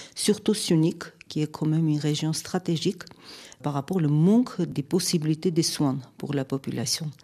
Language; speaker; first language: French; non-native, fluent; Armenian